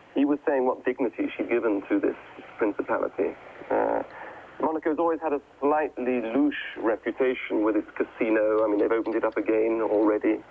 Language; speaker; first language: English; native; English